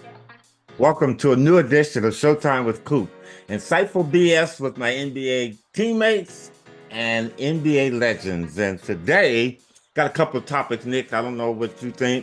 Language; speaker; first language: English; native; English